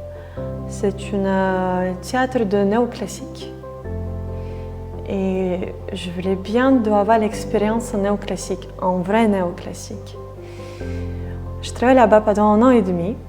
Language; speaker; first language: French; non-native, fluent; Russian